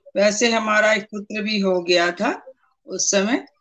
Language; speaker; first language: Hindi; native; Hindi